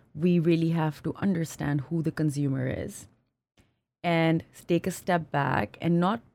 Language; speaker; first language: English; non-native, local second language; Urdu